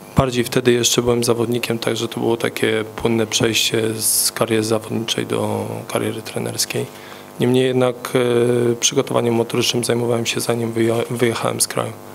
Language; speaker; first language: Polish; native; Polish